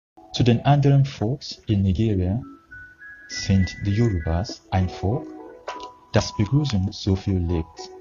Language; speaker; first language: German; non-native, fluent; Yoruba